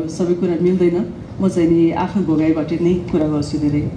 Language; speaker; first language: Nepali; early bilingual, other home language; English